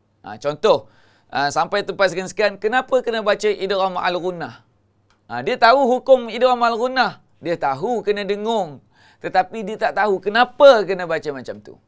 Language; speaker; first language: Malay; native; Malay